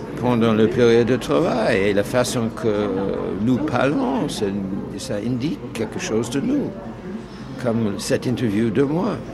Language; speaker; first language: French; non-native, fluent; English